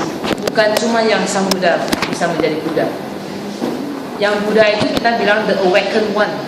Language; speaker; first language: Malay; non-native, fluent; Chinese